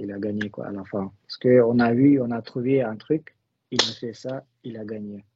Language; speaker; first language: French; non-native, learner; Russian